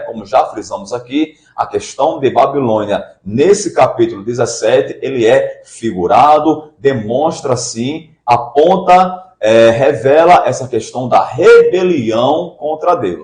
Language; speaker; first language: Portuguese; native; Portuguese